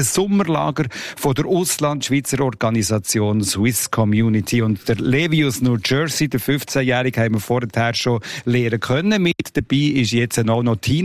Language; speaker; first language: German; native; German